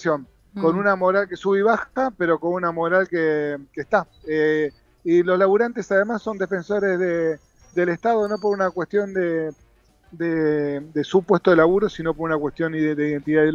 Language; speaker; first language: Spanish; native; Spanish